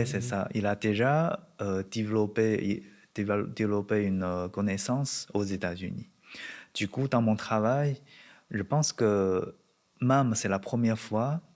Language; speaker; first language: French; non-native, learner; Chinese